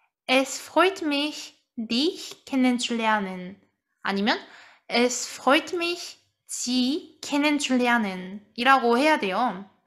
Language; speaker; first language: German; non-native, fluent; Korean